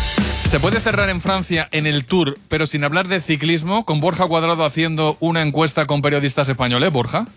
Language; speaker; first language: Spanish; native; Spanish